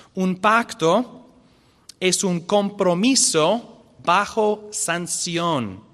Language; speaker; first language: Spanish; non-native, fluent; English